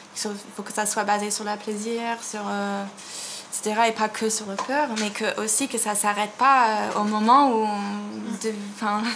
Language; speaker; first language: French; non-native, fluent; English